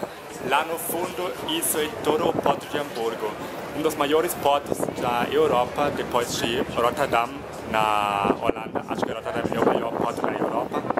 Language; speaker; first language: Portuguese; non-native, fluent; German